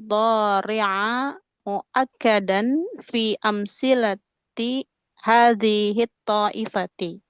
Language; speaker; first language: Arabic; non-native, learner; Indonesian